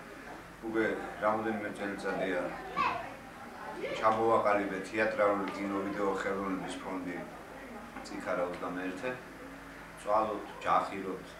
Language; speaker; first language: Georgian; native; Georgian